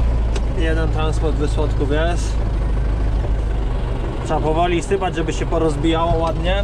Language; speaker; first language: Polish; native; Polish